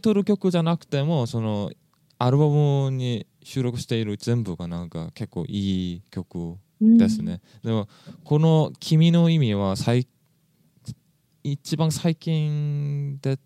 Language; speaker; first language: Japanese; non-native, fluent; English